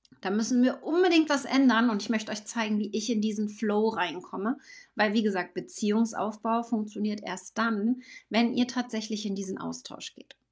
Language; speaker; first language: German; native; German